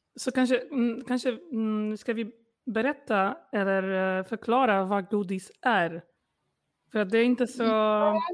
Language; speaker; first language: Swedish; non-native, fluent; Polish